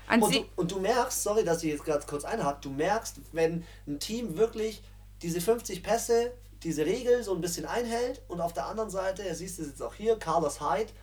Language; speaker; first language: German; native; German